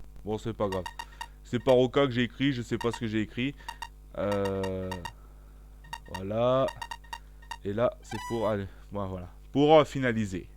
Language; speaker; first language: French; native; French